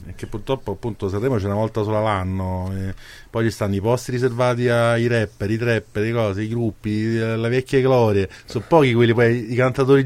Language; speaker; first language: Italian; native; Italian